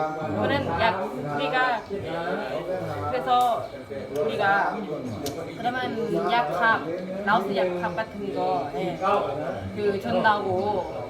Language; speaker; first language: Korean; non-native, learner; Lao